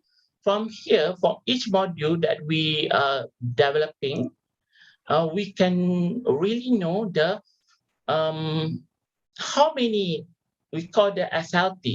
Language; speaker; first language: English; non-native, local second language; Malay